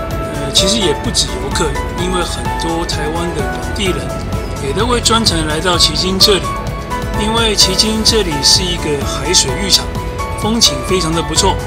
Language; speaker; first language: Chinese; native; Chinese